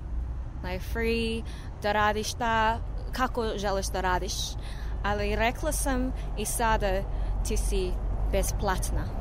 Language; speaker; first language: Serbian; non-native, learner; English